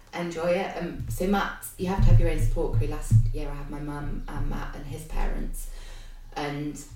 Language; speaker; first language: English; native; English